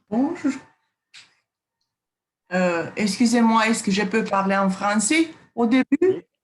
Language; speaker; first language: French; non-native, fluent; Romanian